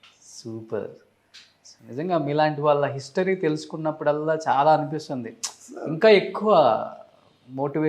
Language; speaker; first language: Telugu; native; Telugu